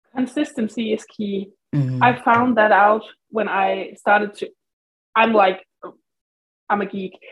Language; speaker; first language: English; non-native, fluent; Danish